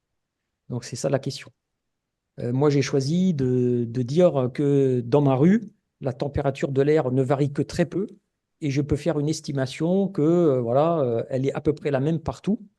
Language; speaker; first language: French; native; French